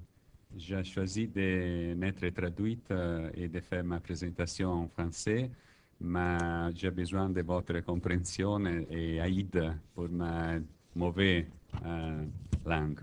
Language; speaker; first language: French; non-native, learner; Italian